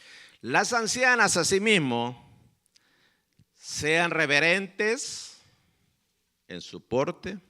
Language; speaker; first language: Spanish; native; Spanish